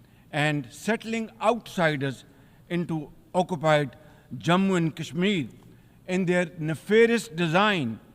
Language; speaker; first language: English; non-native, local second language; Urdu